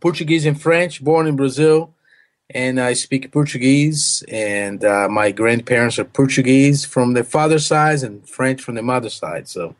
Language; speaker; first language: English; non-native, fluent; Portuguese